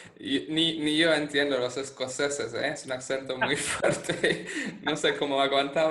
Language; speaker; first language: Spanish; non-native, fluent; English